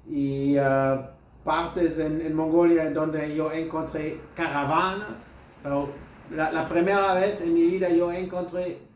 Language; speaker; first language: Spanish; non-native, learner; German